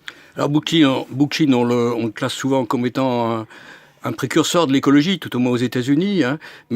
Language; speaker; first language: French; native; French